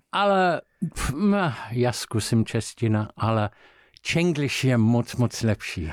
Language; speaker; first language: Czech; non-native, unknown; English